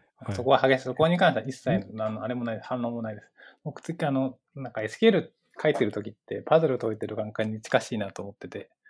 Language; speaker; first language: Japanese; native; Japanese